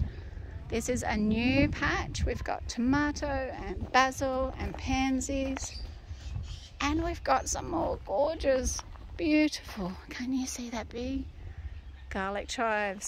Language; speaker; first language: English; native; English